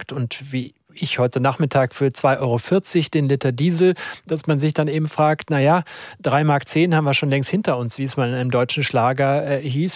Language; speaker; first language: German; native; German